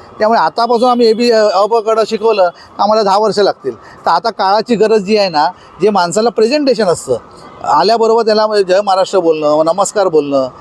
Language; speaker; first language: Marathi; native; Marathi